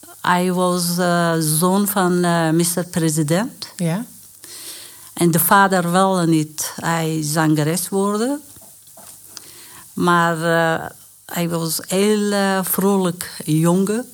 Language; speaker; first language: Dutch; non-native, learner; Persian